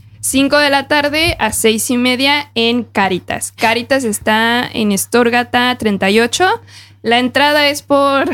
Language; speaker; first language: Spanish; native; Spanish